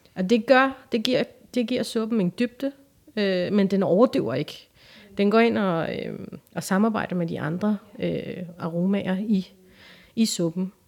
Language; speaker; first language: Danish; early bilingual, other home language; Turkish